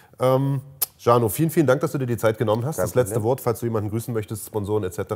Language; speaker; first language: German; native; German